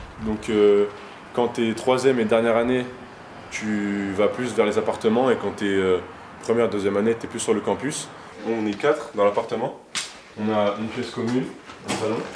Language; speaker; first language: French; native; French